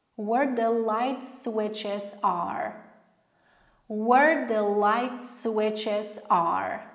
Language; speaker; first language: English; non-native, fluent; Polish